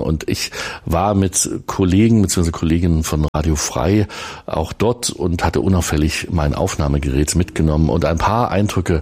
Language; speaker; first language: German; native; German